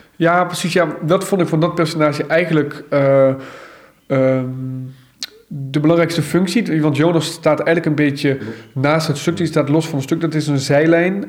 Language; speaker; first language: Dutch; native; Dutch